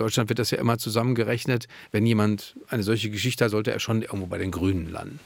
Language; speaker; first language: German; native; German